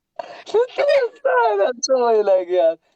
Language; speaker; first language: Arabic; non-native, learner; Pashto